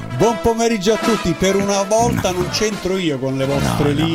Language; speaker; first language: Italian; native; Italian